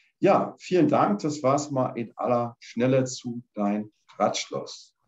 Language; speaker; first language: German; native; German